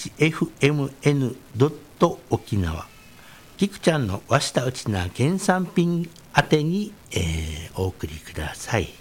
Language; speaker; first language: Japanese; native; Japanese